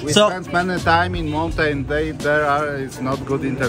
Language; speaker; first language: English; non-native, learner; Polish